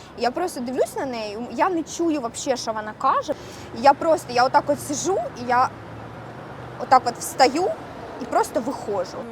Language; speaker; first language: Ukrainian; non-native, local second language; Russian